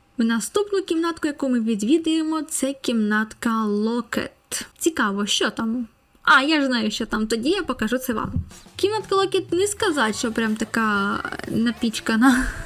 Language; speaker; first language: Ukrainian; non-native, local second language; Russian